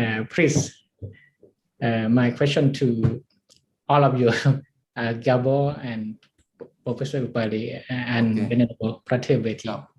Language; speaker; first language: English; non-native, learner; Thai